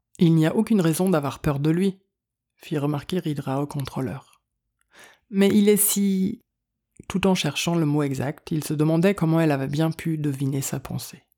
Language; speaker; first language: French; native; French